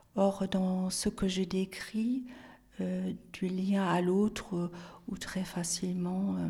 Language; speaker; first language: French; non-native, fluent; German